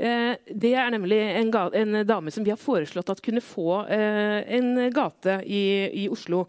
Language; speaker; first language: Norwegian; native; Norwegian